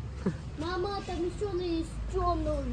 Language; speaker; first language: Russian; early bilingual, heritage; Russian